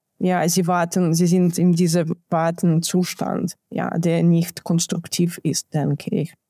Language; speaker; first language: German; non-native, fluent; Ukrainian